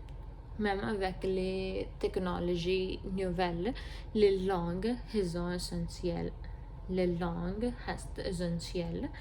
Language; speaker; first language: French; non-native, learner; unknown